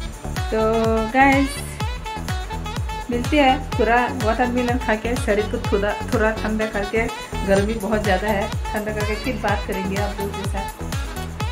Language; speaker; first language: Hindi; non-native, local second language; Bangla